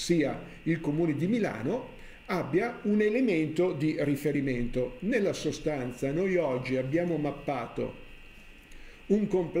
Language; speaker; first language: Italian; native; Italian